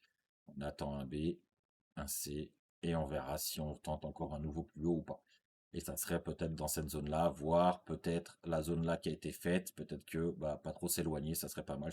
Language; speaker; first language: French; native; French